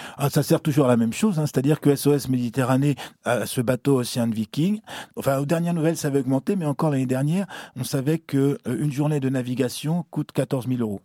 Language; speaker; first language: French; native; French